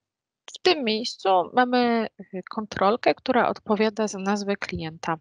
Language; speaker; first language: Polish; native; Polish